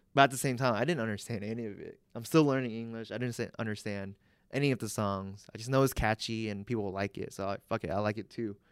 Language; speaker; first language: English; early bilingual, other home language; Vietnamese